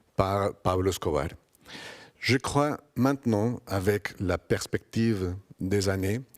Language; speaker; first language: French; non-native, fluent; Spanish